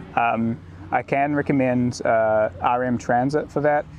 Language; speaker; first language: English; native; English